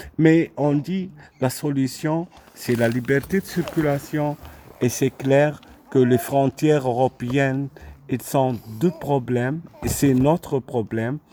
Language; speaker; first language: French; non-native, local second language; Arabic